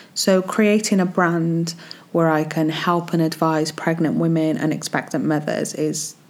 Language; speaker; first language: English; native; English